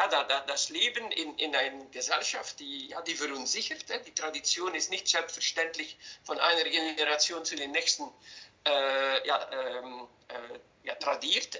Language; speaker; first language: German; non-native, fluent; Dutch